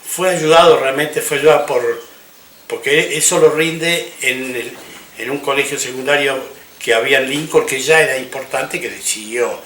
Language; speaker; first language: Spanish; early bilingual, other home language; English